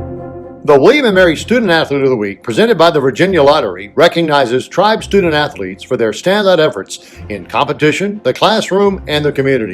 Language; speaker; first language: English; native; English